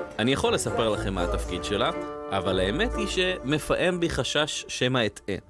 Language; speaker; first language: Hebrew; native; Hebrew